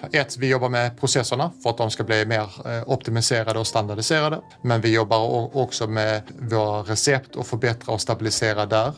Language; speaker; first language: Swedish; native; Swedish